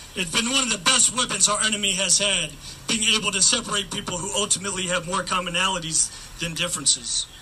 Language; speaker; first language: English; native; English